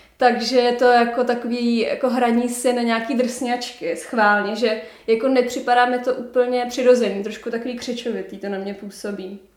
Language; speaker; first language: Czech; native; Czech